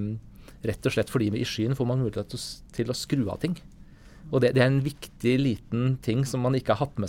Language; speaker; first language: Norwegian; native; Norwegian